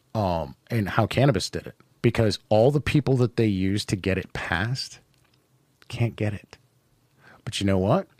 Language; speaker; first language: English; native; English